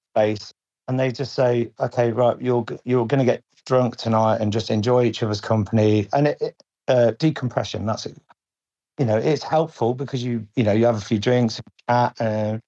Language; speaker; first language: English; native; English